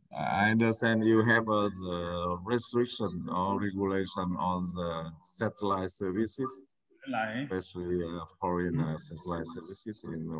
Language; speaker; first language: English; non-native, learner; Vietnamese